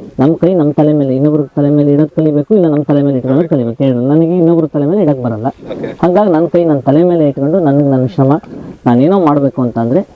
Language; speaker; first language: Kannada; native; Kannada